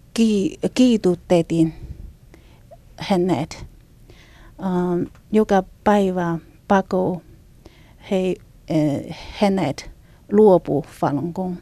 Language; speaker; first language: Finnish; non-native, learner; Chinese